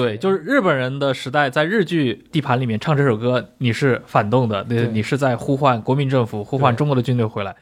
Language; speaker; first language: Chinese; native; Chinese